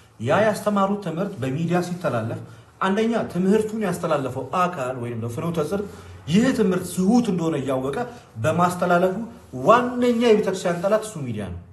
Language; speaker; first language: Amharic; non-native, local second language; Oromo